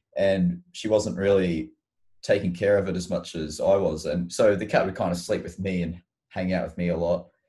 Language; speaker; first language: English; native; English